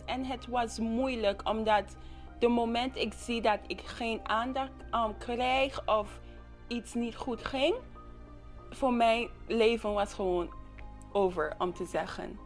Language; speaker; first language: Dutch; non-native, local second language; English